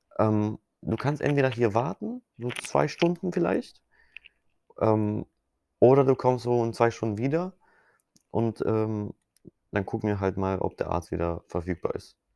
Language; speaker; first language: German; early bilingual, other home language; Polish